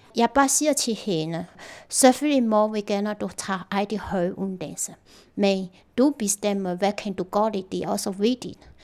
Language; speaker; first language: Danish; non-native, learner; Chinese